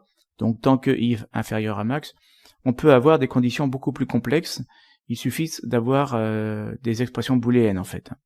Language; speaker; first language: French; native; French